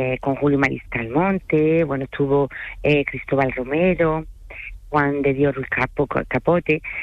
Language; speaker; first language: Spanish; non-native, fluent; French